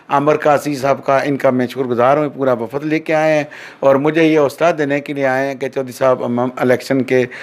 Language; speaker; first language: Urdu; non-native, local second language; Pahari-Potwari